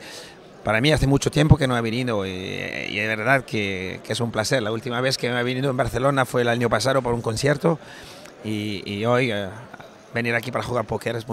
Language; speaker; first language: Spanish; non-native, fluent; French